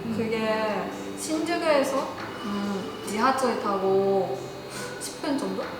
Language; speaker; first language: Korean; non-native, learner; Japanese